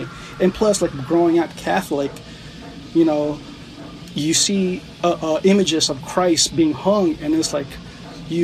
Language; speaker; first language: English; early bilingual, other home language; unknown